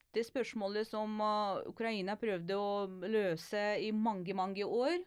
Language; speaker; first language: Norwegian; non-native, fluent; Ukrainian